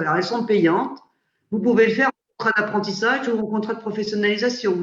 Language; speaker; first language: French; native; French